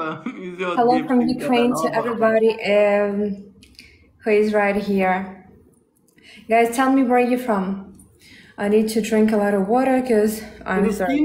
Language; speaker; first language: English; non-native, learner; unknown